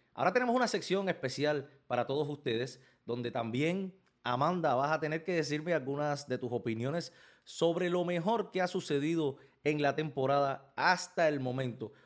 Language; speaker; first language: Spanish; native; Spanish